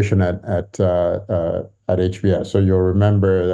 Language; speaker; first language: English; non-native, local second language; Yoruba